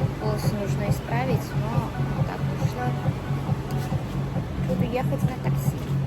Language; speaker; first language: Russian; non-native, fluent; Korean